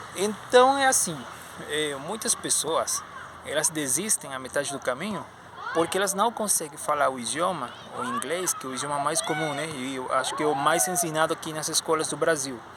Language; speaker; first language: Portuguese; non-native, fluent; Spanish